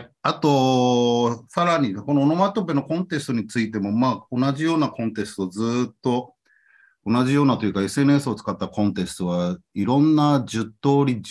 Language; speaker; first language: Japanese; native; Japanese